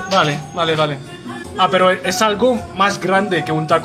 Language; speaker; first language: Spanish; non-native, learner; French